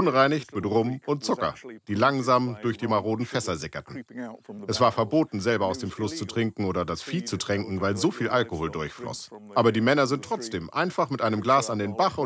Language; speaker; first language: German; non-native, fluent; English